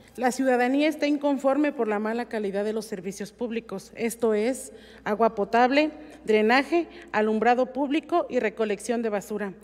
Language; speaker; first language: Spanish; native; Spanish